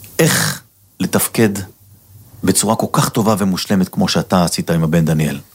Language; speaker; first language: Hebrew; native; Hebrew